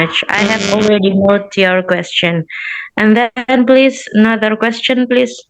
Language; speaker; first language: English; non-native, learner; Indonesian